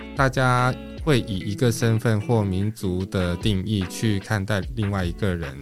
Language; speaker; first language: Chinese; non-native, local second language; Japanese